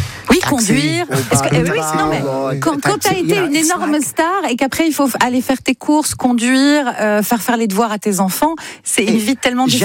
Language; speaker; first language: French; native; French